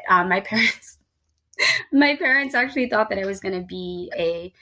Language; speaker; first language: English; native; English